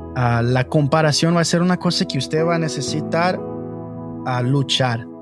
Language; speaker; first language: Spanish; non-native, learner; English